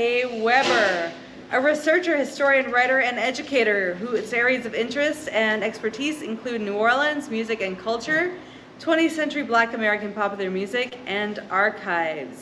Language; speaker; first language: English; native; English